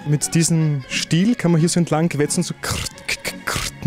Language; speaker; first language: German; native; German